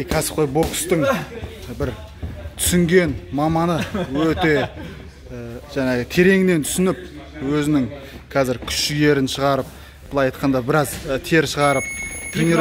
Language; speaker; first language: Kazakh; native; Kazakh